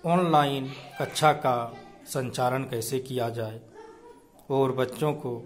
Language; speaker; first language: Hindi; native; Hindi